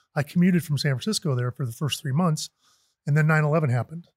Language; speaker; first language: English; native; English